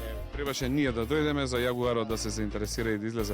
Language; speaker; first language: Macedonian; native; Macedonian